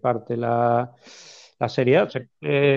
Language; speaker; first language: Italian; non-native, fluent; Spanish